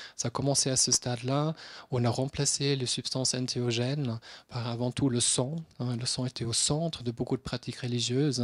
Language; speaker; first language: French; non-native, fluent; German